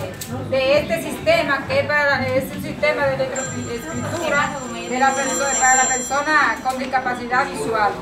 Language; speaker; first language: Spanish; native; Spanish